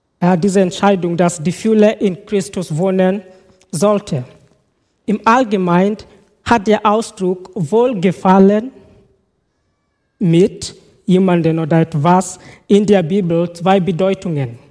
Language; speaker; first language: German; non-native, fluent; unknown